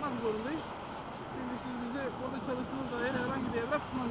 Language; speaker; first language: Turkish; native; Turkish